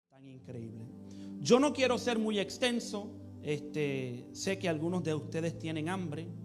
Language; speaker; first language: Spanish; early bilingual, heritage; English